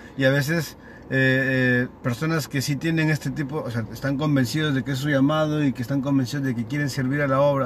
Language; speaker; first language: Spanish; native; Spanish